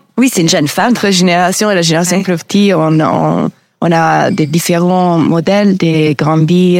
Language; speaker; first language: French; non-native, learner; Italian